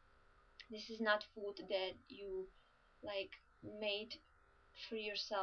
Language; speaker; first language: English; non-native, fluent; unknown